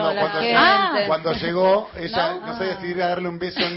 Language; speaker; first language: Spanish; native; Spanish